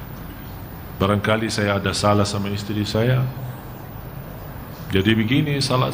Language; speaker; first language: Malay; non-native, fluent; Arabic